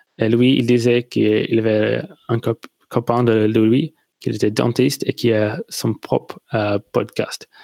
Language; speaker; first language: French; non-native, learner; English